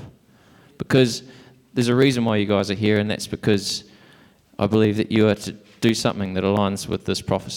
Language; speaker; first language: English; native; English